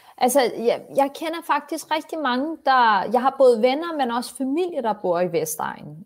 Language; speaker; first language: Danish; early bilingual, other home language; Turkish